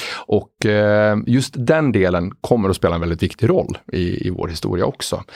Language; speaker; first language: Swedish; native; Swedish